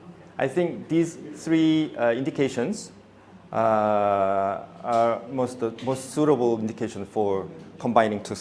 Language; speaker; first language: English; non-native, fluent; Korean